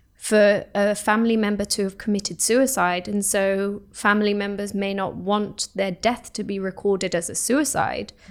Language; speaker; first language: English; native; English